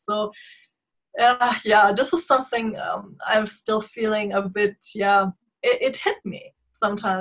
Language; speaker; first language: English; non-native, fluent; German